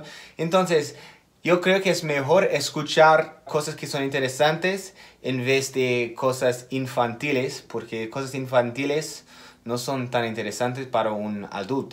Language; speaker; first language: Spanish; non-native, fluent; English